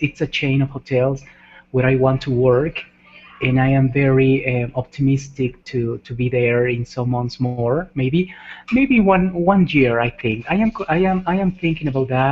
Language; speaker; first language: English; non-native, fluent; Spanish